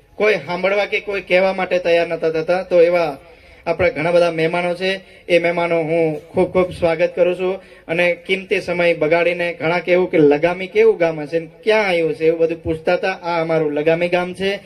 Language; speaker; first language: Gujarati; non-native, local second language; Rathawi